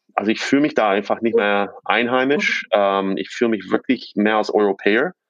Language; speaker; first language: German; non-native, fluent; English